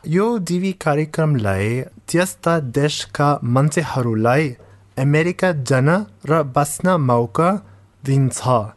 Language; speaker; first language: Nepali; non-native, fluent; English